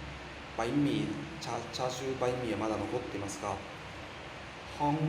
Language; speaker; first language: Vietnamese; non-native, learner; Japanese